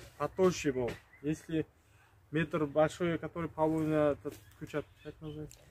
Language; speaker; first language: Russian; non-native, local second language; Uzbek